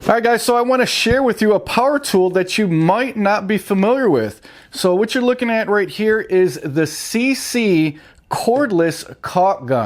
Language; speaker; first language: English; native; English